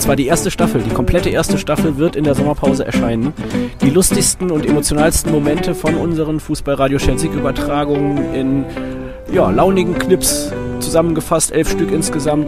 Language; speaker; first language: German; native; German